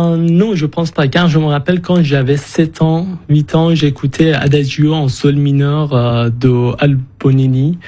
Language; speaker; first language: French; non-native, fluent; Persian